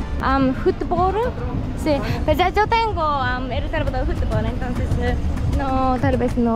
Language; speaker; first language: Spanish; non-native, learner; Japanese